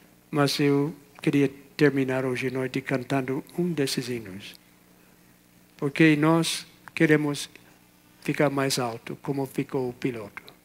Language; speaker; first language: Portuguese; non-native, fluent; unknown